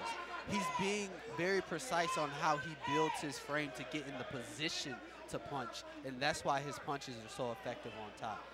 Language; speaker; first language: English; native; English